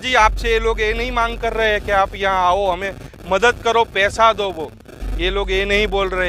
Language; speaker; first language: Hindi; native; Hindi